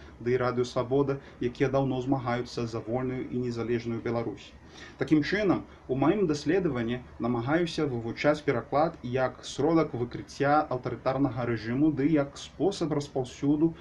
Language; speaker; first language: Belarusian; non-native, learner; Portuguese